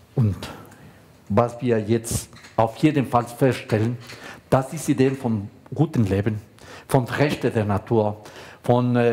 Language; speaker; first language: German; non-native, fluent; Spanish